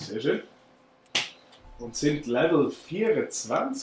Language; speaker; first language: German; native; German